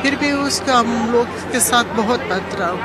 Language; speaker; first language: Hindi; non-native, learner; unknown